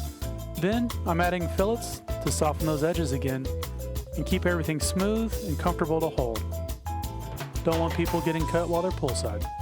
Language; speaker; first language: English; native; English